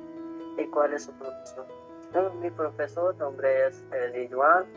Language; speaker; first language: Spanish; non-native, learner; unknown